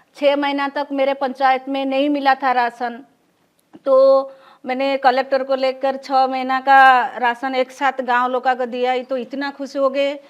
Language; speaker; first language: Hindi; non-native, local second language; Odia